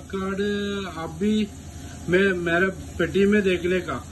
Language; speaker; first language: Hindi; non-native, local second language; Malayalam